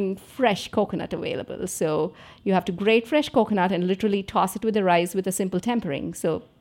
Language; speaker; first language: English; non-native, local second language; Telugu